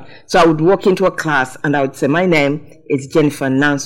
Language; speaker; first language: English; non-native, local second language; Ganda